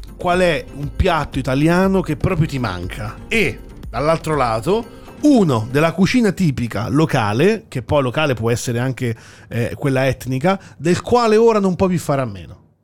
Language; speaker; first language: Italian; native; Italian